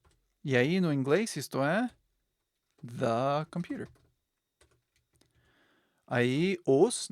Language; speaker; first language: Portuguese; non-native, fluent; English